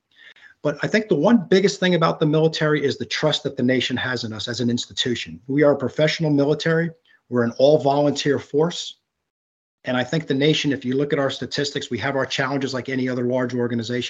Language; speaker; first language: English; native; English